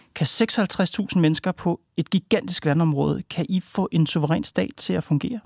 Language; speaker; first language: Danish; native; Danish